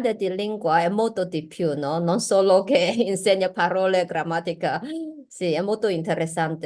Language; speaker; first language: Italian; non-native, learner; Chinese